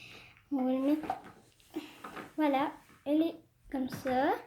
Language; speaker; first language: French; native; French